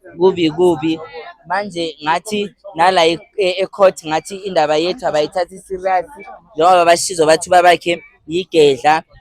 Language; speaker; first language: Zulu; native; Zulu